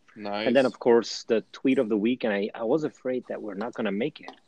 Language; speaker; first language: English; non-native, fluent; Dutch